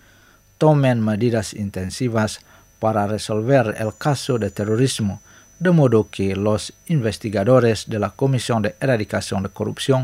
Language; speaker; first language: Spanish; non-native, fluent; Indonesian